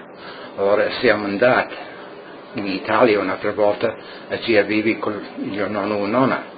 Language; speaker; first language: Italian; early bilingual, heritage; Friulian